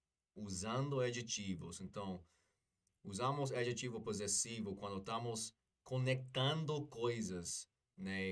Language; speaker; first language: Portuguese; non-native, fluent; English